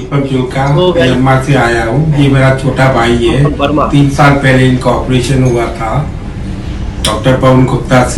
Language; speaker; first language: Hindi; early bilingual, heritage; Hindi